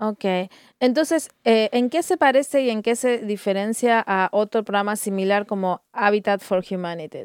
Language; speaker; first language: Spanish; native; Spanish